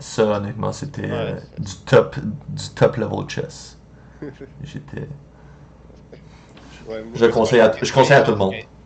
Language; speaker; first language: French; native; French